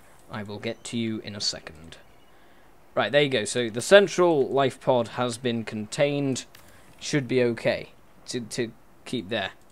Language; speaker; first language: English; native; English